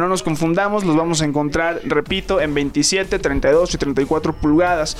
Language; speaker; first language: Spanish; native; Spanish